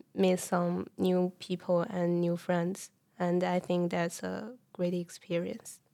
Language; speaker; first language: English; non-native, fluent; Chinese